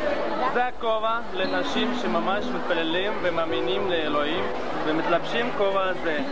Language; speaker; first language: Hebrew; non-native, learner; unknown